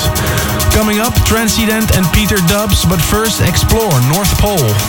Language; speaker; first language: English; non-native, fluent; Dutch